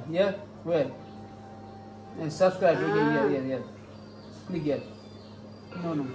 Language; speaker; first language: English; non-native, learner; Nepali